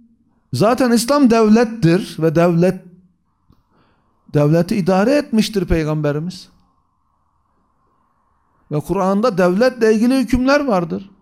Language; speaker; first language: Turkish; native; Turkish